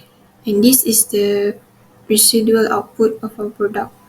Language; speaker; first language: English; non-native, local second language; Malay